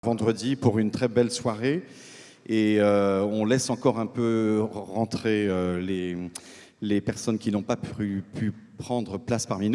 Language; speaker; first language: French; native; French